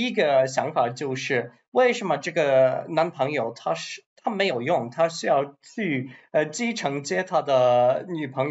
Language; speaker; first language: Chinese; non-native, learner; English